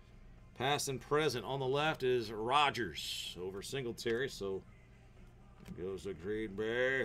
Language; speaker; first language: English; native; English